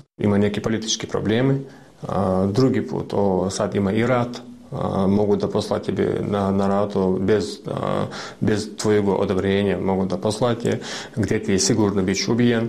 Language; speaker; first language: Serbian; non-native, learner; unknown